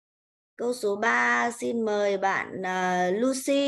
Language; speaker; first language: Vietnamese; native; Vietnamese